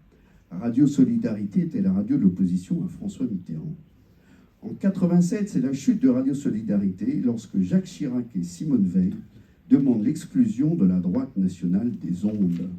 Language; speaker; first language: French; native; French